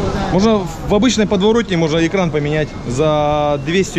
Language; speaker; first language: Russian; native; Russian